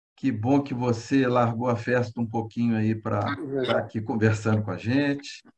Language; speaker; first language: Portuguese; native; Portuguese